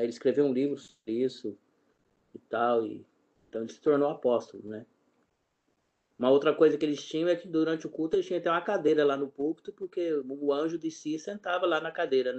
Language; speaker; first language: Portuguese; native; Portuguese